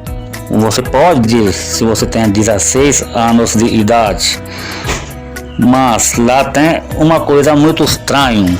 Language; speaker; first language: Portuguese; non-native, learner; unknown